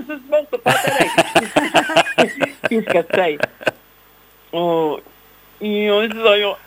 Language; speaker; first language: Swedish; native; Swedish